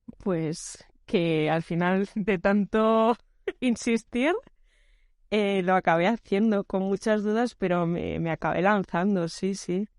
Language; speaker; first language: Spanish; early bilingual, other home language; Portuguese